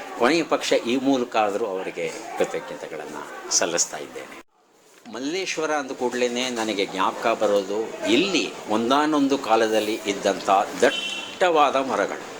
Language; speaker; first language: Kannada; native; Kannada